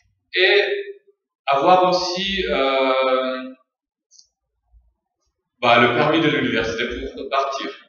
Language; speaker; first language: French; non-native, fluent; Spanish